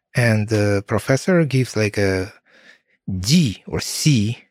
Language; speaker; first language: English; non-native, fluent; Ukrainian